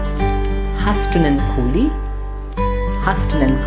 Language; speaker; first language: German; non-native, fluent; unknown